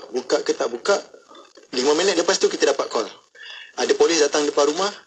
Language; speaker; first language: Malay; native; Malay